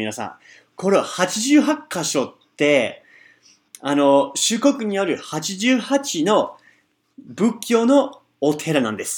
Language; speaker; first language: Japanese; non-native, fluent; English